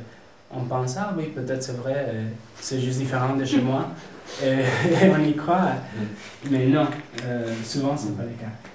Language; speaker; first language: French; non-native, fluent; Spanish